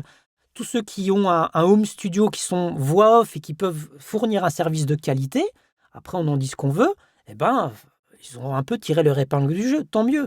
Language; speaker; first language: French; native; French